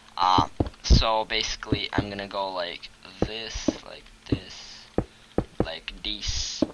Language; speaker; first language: English; non-native, fluent; Russian